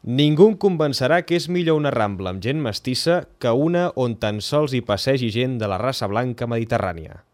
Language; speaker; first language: Catalan; native; Catalan